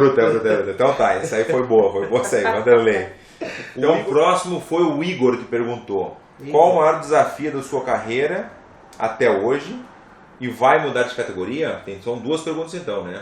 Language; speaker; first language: Portuguese; native; Portuguese